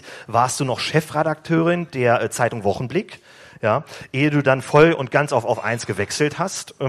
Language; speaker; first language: German; native; German